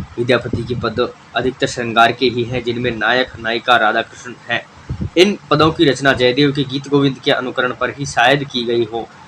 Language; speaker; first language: Hindi; native; Hindi